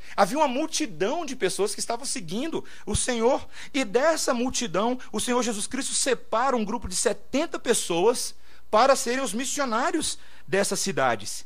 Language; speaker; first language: Portuguese; native; Portuguese